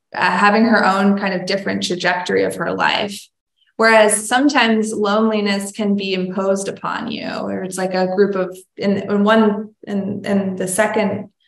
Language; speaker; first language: English; native; English